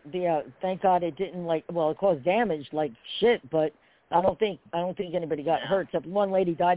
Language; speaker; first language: English; native; English